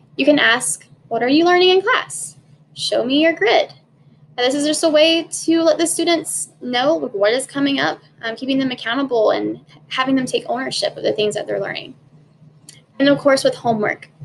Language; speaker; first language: English; native; English